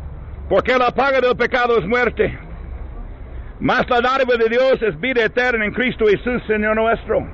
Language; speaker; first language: Spanish; non-native, learner; English